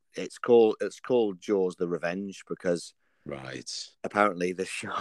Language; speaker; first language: English; native; English